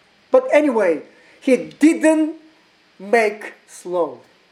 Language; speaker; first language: English; non-native, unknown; Korean